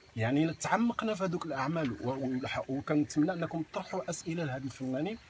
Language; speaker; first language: Arabic; native; Arabic